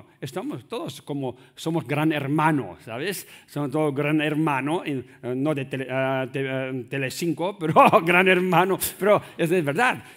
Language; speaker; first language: Spanish; non-native, learner; Tibetan